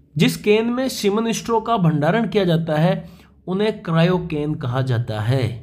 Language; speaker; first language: Hindi; native; Hindi